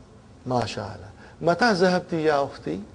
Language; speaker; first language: Arabic; non-native, fluent; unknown